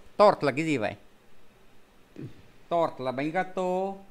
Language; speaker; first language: Vietnamese; native; Vietnamese